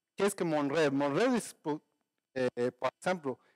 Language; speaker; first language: French; non-native, learner; Spanish